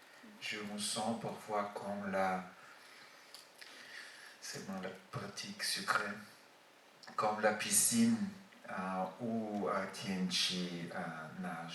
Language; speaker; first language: French; non-native, fluent; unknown